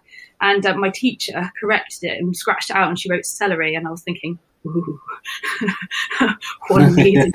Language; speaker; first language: English; native; English